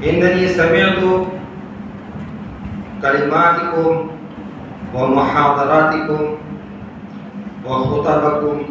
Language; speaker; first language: Arabic; non-native, fluent; Urdu